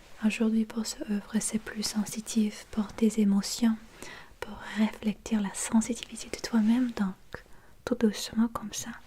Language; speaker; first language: French; non-native, learner; English